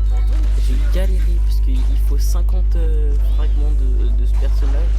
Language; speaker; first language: French; native; French